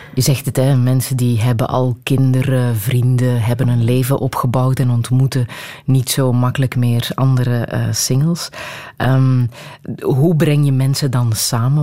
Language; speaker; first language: Dutch; native; Dutch